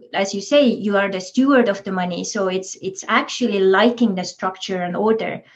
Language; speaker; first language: English; non-native, fluent; Estonian